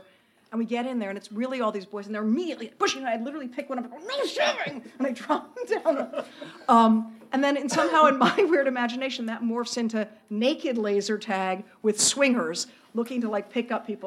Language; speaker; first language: English; native; English